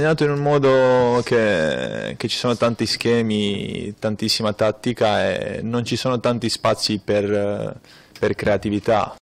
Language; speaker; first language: Italian; non-native, fluent; Croatian